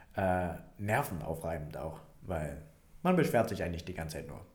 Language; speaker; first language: German; non-native, fluent; Vietnamese